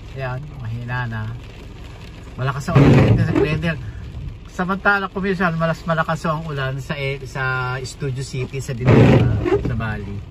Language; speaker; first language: Filipino; native; Filipino